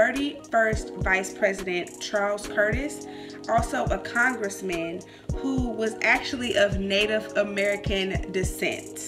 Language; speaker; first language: English; native; English